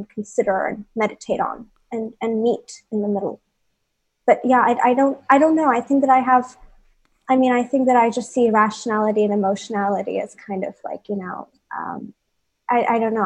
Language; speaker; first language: English; non-native, local second language; Hindi